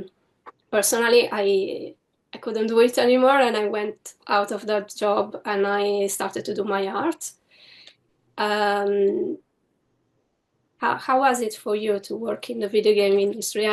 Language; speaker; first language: English; non-native, fluent; Italian